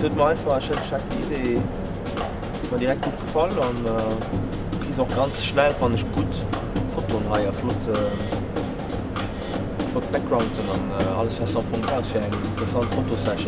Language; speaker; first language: German; non-native, local second language; Luxembourgish